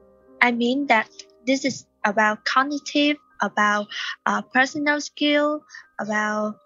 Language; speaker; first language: English; non-native, learner; Vietnamese